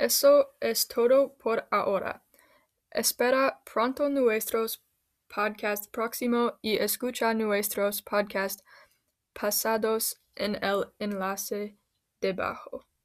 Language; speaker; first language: Spanish; non-native, learner; English